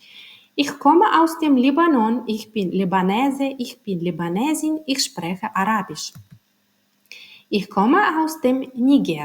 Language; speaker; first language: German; non-native, fluent; Turkmen